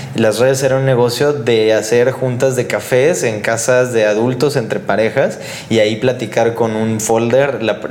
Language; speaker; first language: Spanish; native; Spanish